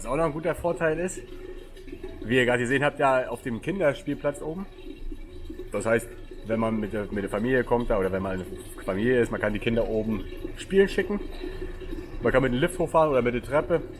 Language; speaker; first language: German; native; German